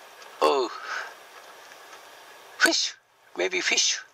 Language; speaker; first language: English; non-native, learner; Japanese